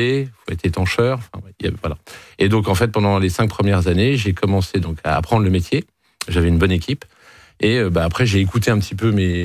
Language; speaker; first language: French; native; French